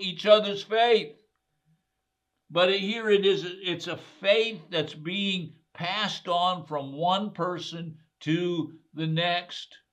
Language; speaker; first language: English; native; English